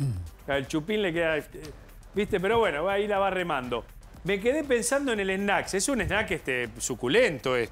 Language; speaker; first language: Spanish; native; Spanish